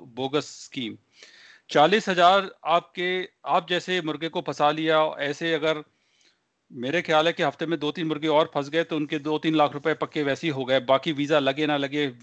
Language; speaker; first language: Hindi; non-native, local second language; Punjabi